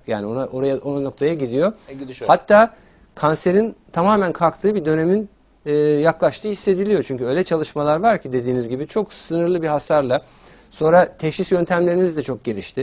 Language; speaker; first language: Turkish; native; Turkish